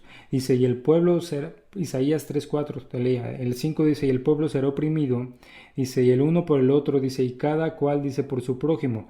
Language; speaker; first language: Spanish; native; Spanish